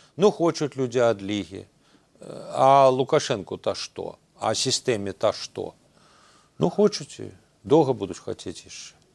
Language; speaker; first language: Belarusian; native; Belarusian